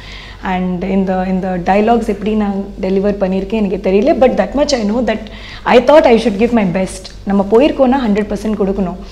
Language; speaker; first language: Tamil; non-native, fluent; Odia